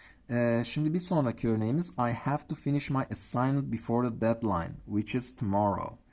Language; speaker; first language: English; non-native, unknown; Turkish